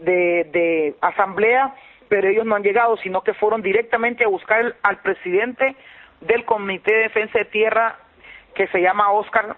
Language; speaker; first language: Spanish; native; Spanish